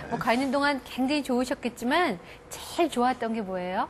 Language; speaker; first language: Korean; native; Korean